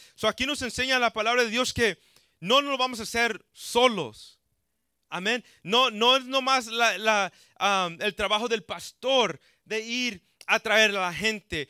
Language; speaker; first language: Spanish; early bilingual, heritage; Spanish